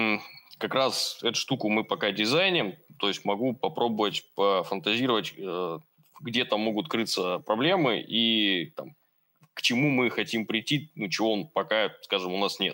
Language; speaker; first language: Russian; native; Russian